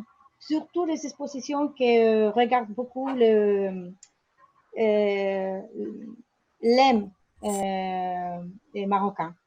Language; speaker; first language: French; non-native, learner; Spanish